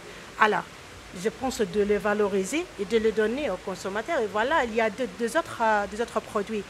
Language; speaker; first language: French; non-native, local second language; Arabic